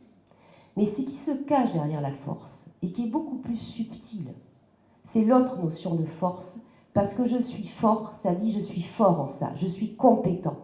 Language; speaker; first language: French; native; French